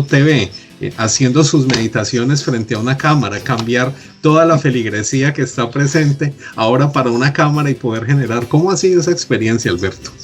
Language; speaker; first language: Spanish; native; Spanish